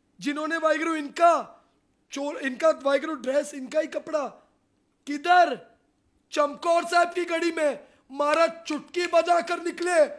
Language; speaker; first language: Hindi; non-native, local second language; Punjabi